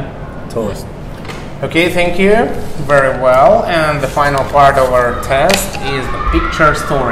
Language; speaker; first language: English; non-native, fluent; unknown